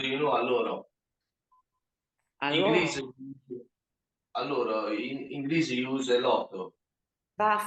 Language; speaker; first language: English; non-native, learner; Italian